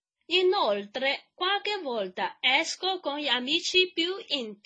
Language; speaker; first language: Italian; non-native, fluent; Chinese